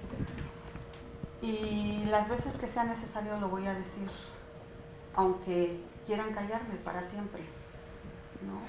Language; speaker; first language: Spanish; native; Spanish